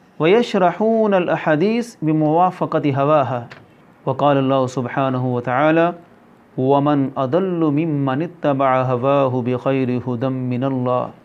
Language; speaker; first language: Arabic; non-native, fluent; Urdu